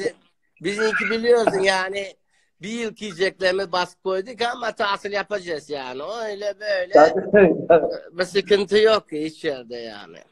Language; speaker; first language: Turkish; non-native, learner; Turkmen